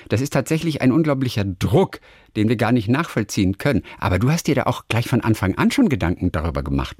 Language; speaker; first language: German; native; German